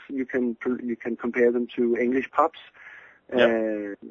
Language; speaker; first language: English; non-native, fluent; Danish